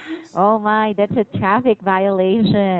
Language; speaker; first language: English; non-native, fluent; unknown